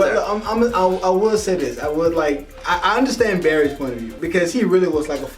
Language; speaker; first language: English; native; English